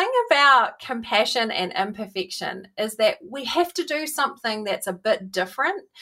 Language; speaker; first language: English; native; English